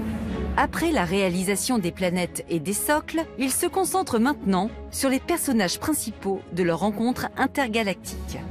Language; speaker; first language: French; native; French